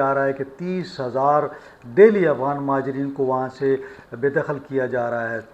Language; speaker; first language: Urdu; native; Urdu